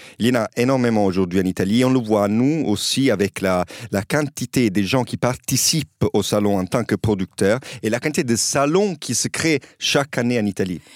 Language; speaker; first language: French; non-native, fluent; Italian